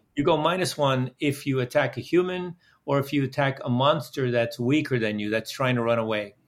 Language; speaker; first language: English; early bilingual, other home language; Dutch